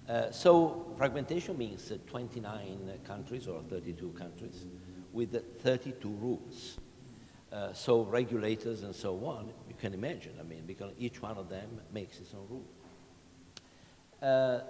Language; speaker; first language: English; non-native, fluent; Italian